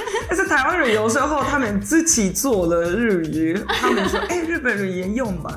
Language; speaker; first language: Chinese; non-native, learner; Japanese